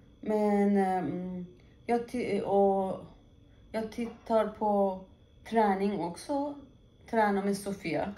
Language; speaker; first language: Swedish; non-native, learner; Persian